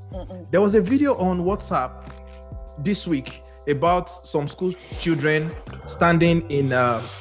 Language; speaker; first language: English; non-native, local second language; Yoruba